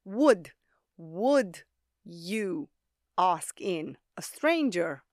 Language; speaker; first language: English; non-native, fluent; Romanian